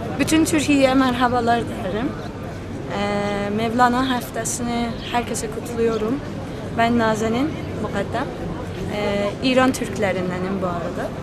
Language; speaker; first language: Turkish; non-native, local second language; Azerbaijani